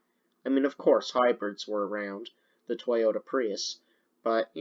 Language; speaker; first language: English; native; English